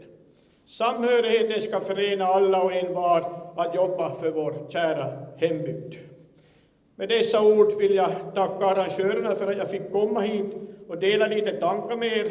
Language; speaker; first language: Swedish; native; Swedish